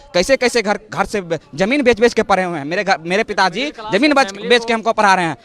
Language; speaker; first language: Hindi; native; Hindi